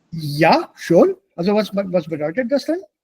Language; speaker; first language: German; non-native, fluent; Hindi